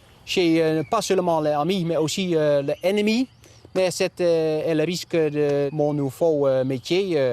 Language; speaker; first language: French; non-native, learner; Dutch